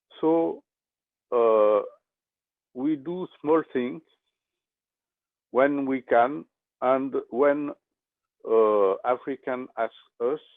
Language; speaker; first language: English; non-native, learner; French